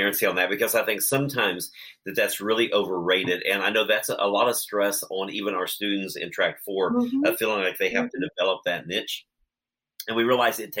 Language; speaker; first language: English; native; English